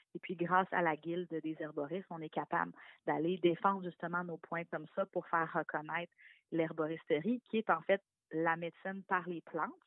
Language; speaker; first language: French; native; French